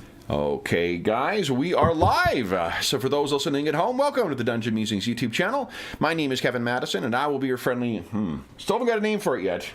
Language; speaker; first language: English; native; English